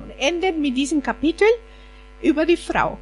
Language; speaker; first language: German; non-native, fluent; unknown